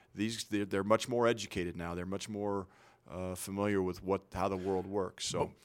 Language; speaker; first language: English; native; English